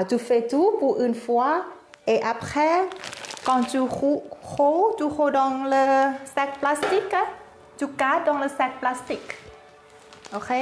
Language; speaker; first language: French; non-native, learner; Thai